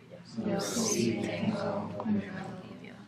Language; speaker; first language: Spanish; non-native, learner; English